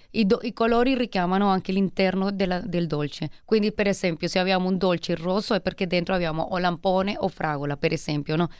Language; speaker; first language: Italian; non-native, fluent; Spanish